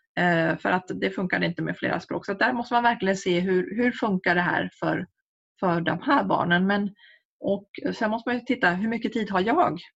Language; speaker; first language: Swedish; native; Swedish